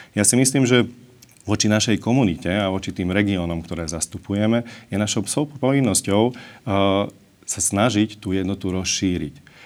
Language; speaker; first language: Slovak; non-native, local second language; Hungarian